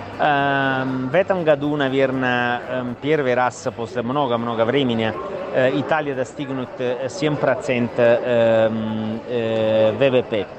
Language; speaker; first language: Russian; non-native, fluent; Italian